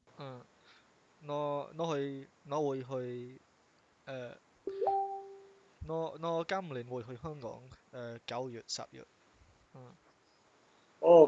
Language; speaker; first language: Cantonese; non-native, learner; English